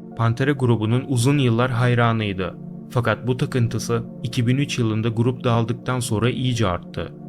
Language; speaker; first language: Turkish; native; Turkish